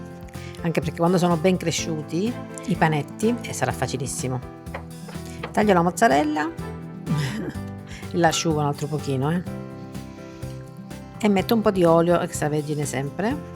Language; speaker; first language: Italian; native; Italian